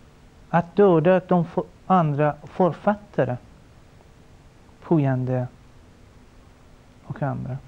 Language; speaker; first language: Swedish; non-native, fluent; Persian